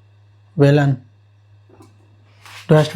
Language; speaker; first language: German; non-native, learner; Telugu